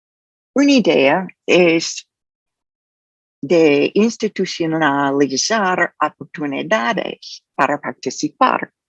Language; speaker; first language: Spanish; non-native, fluent; English